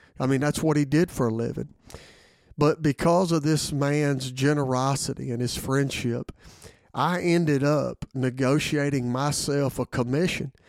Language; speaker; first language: English; native; English